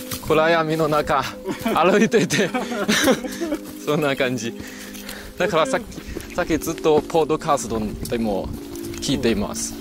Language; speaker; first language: Japanese; non-native, learner; Chinese